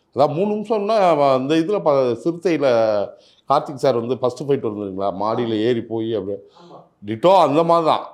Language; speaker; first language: Tamil; native; Tamil